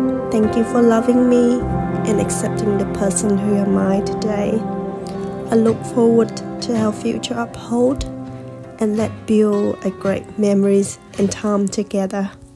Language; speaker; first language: English; non-native, fluent; Vietnamese